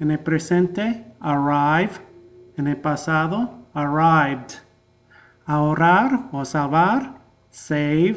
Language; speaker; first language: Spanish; non-native, fluent; English